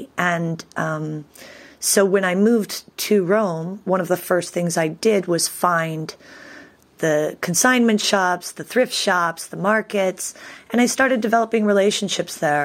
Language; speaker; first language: English; native; English